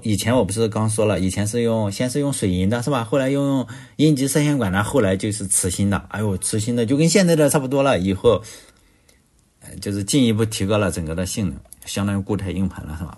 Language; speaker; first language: Chinese; native; Chinese